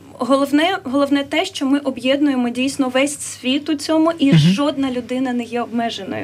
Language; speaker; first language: Ukrainian; native; Ukrainian